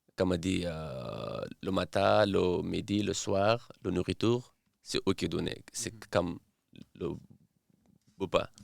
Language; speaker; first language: French; non-native, learner; Persian